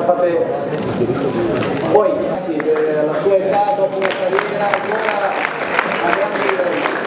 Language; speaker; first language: Italian; native; Italian